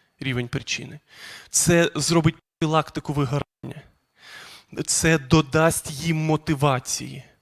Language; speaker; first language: Ukrainian; non-native, local second language; Russian